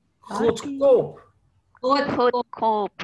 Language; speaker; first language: Dutch; non-native, learner; Indonesian